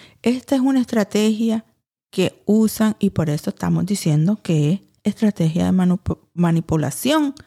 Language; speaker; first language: Spanish; early bilingual, heritage; Spanish